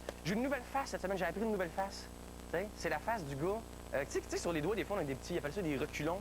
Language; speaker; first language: French; native; French